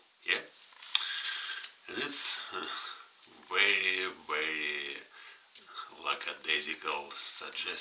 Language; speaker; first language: English; non-native, fluent; Russian